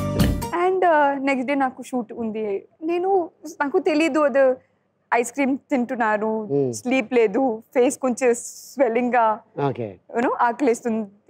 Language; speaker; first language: Telugu; non-native, learner; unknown